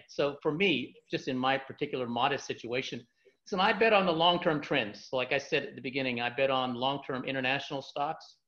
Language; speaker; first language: English; native; English